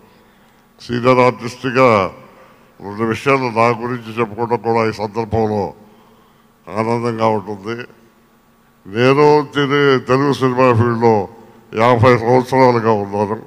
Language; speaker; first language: Telugu; native; Telugu